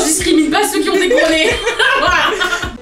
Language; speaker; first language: French; native; French